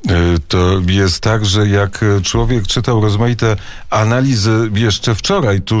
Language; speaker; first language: Polish; native; Polish